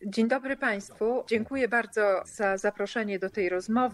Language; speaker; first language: Polish; native; Polish